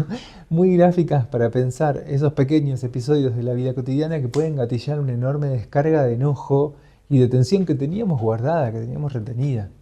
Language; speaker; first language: Spanish; native; Spanish